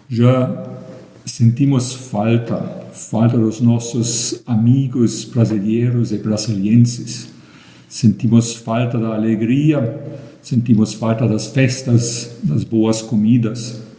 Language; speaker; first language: Portuguese; non-native, fluent; German